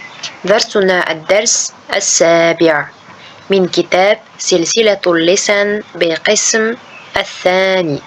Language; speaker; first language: Arabic; non-native, fluent; Uzbek